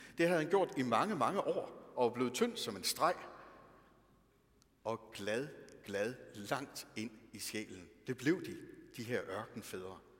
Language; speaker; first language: Danish; native; Danish